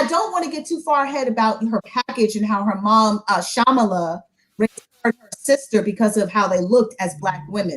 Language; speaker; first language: English; native; English